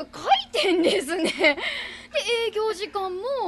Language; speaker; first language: Japanese; native; Japanese